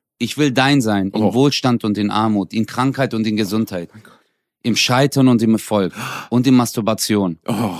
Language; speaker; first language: German; early bilingual, other home language; Turkish